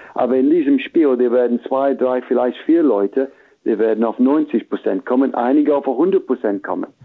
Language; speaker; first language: German; non-native, fluent; English